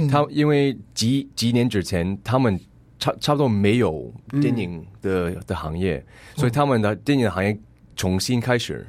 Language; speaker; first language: Chinese; early bilingual, heritage; English